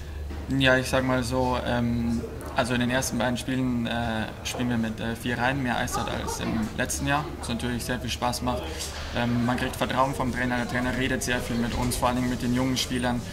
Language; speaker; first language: German; native; German